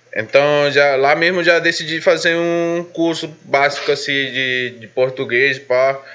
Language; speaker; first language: Portuguese; non-native, fluent; Spanish